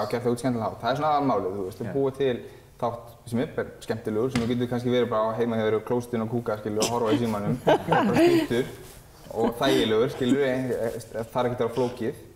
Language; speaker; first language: Icelandic; native; Icelandic